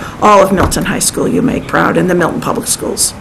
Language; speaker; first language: English; native; English